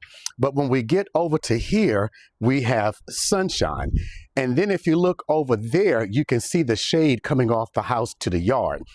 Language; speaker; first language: English; native; English